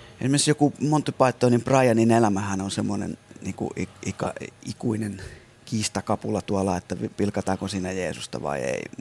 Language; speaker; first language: Finnish; native; Finnish